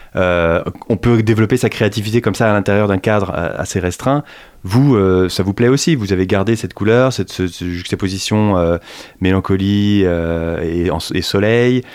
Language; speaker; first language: French; native; French